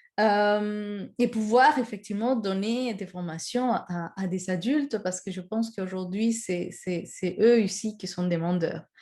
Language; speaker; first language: French; non-native, fluent; Spanish